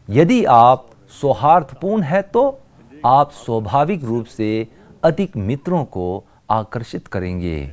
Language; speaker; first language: Hindi; non-native, local second language; Tibetan